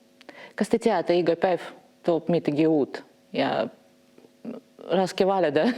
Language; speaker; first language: Estonian; non-native, learner; Russian